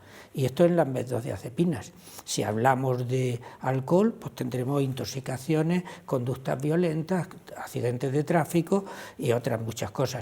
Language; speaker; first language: Spanish; native; Spanish